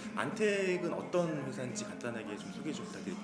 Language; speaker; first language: Korean; native; Korean